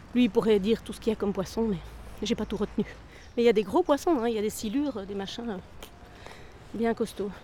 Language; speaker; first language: French; native; French